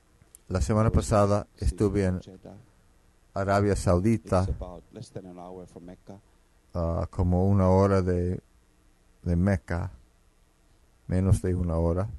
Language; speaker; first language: Spanish; non-native, fluent; Finnish